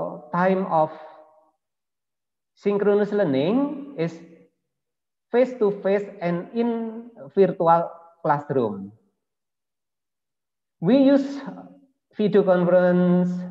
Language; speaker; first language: English; non-native, learner; Indonesian